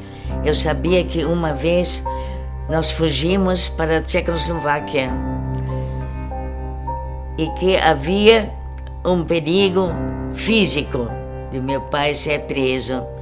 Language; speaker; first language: Portuguese; early bilingual, other home language; German